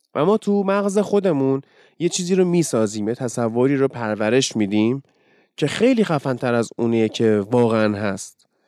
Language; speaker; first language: Persian; native; Persian